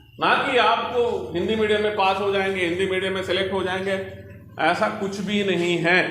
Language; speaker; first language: Hindi; non-native, local second language; Telugu